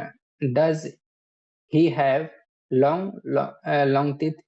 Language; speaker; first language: English; non-native, learner; Hindi